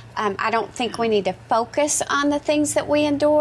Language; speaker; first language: English; native; English